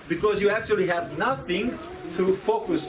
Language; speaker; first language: English; non-native, fluent; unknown